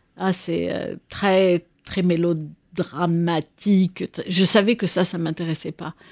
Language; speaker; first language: French; non-native, local second language; Arabic